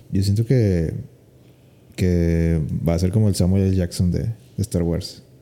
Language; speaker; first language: Spanish; native; Spanish